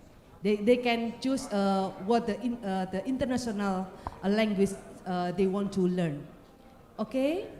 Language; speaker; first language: English; non-native, learner; Indonesian